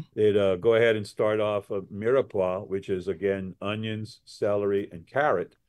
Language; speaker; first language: English; early bilingual, other home language; French